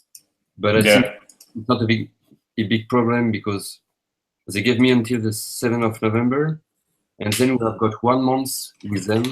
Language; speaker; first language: English; non-native, learner; French